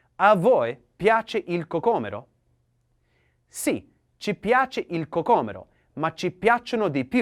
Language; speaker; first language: Italian; non-native, learner; English